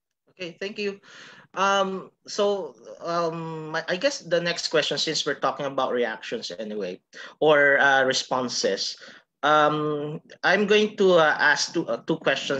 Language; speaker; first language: English; non-native, local second language; Filipino